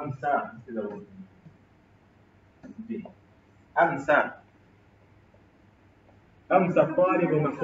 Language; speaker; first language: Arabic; non-native, fluent; Urdu